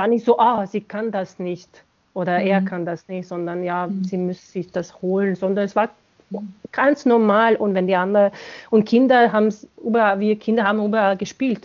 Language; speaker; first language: German; non-native, fluent; Bosnian